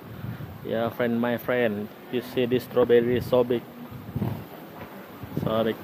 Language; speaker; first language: English; non-native, local second language; Malay